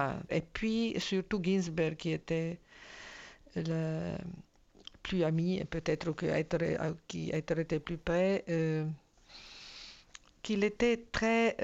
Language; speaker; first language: French; non-native, fluent; Italian